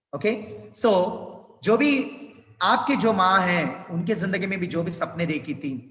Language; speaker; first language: Hindi; non-native, local second language; Telugu